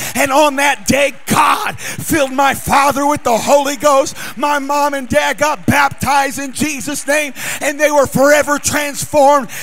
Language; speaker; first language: English; native; English